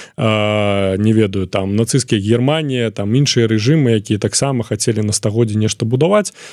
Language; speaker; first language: Belarusian; non-native, local second language; Russian